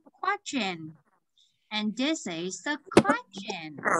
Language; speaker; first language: English; non-native, fluent; Vietnamese